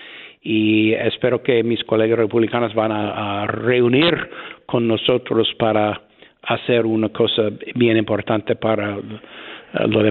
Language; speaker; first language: Spanish; non-native, fluent; English